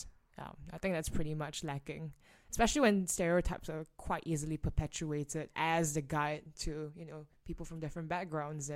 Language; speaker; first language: English; native; English